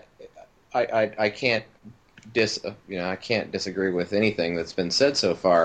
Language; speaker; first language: English; native; English